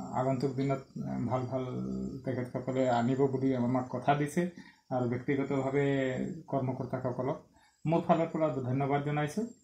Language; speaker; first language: Assamese; non-native, local second language; Sadri